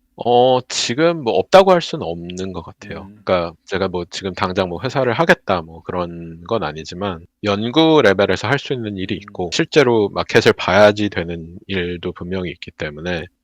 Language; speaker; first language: Korean; native; Korean